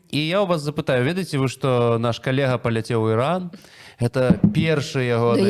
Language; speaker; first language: Belarusian; native; Belarusian